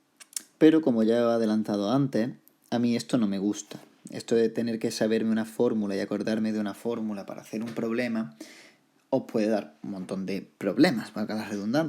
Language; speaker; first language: Spanish; native; Spanish